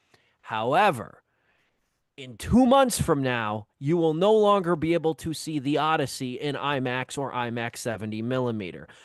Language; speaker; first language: English; native; English